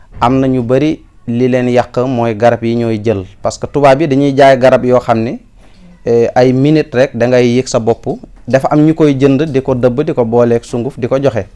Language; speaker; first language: Wolof; non-native, local second language; Fula